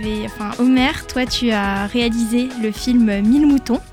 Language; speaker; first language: French; native; French